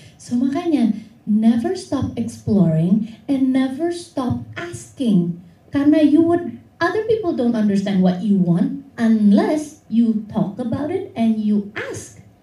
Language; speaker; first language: English; early bilingual, other home language; Indonesian